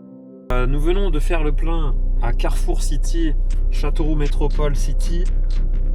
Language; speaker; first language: French; native; French